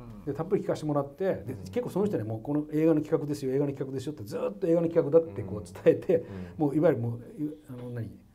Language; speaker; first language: Japanese; native; Japanese